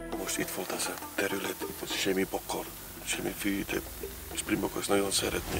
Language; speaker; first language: Hungarian; non-native, learner; Afrikaans